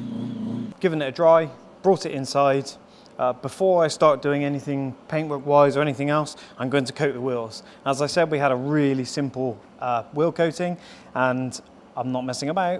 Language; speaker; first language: English; native; English